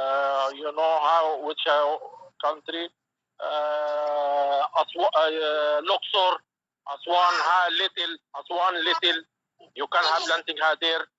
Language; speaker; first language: English; non-native, learner; Arabic